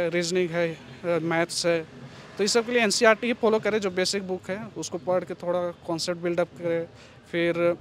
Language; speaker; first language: Hindi; native; Hindi